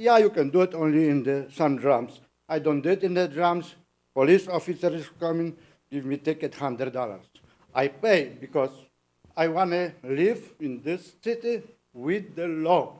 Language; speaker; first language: English; non-native, learner; Polish